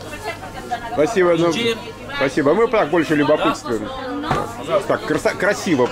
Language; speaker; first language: Russian; native; Russian